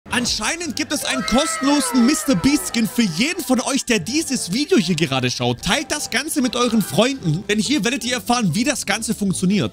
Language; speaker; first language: German; native; German